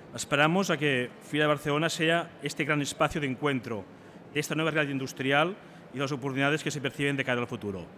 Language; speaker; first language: Spanish; non-native, local second language; Catalan